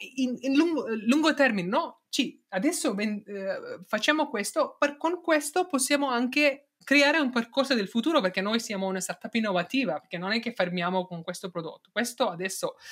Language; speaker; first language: Italian; non-native, fluent; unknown